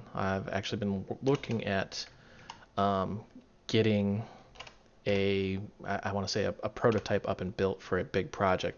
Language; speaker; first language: English; native; English